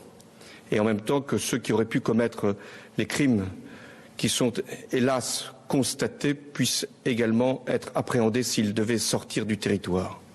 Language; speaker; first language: French; native; French